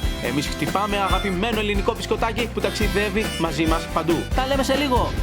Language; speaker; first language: Greek; native; Greek